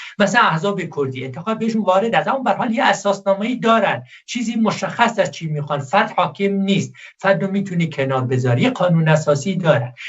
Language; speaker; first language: Persian; non-native, local second language; Kurdish